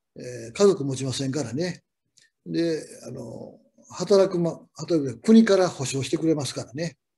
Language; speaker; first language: Japanese; native; Japanese